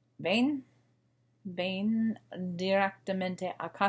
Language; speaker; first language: Spanish; non-native, fluent; English